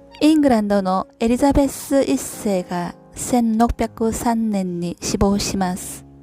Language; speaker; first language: Japanese; non-native, learner; Korean